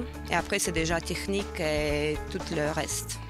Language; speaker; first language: French; non-native, fluent; Russian